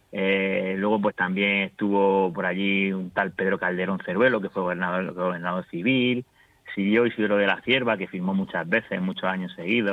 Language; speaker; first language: Spanish; native; Spanish